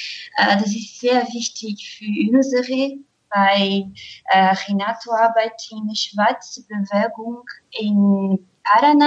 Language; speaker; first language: German; non-native, learner; Portuguese